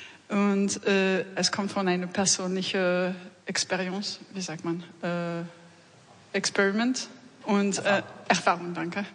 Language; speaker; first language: German; non-native, fluent; French